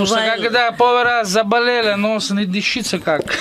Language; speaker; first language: Russian; non-native, learner; Italian